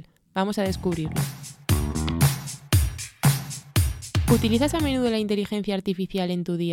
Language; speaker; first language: Spanish; native; Spanish